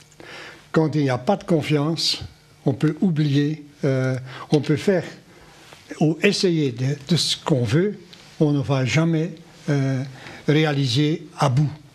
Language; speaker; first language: French; non-native, local second language; Dutch